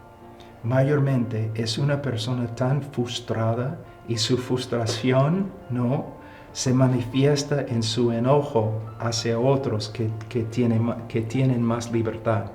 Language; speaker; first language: Spanish; non-native, fluent; English